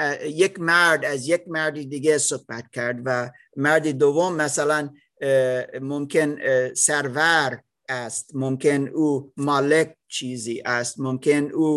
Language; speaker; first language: Persian; non-native, learner; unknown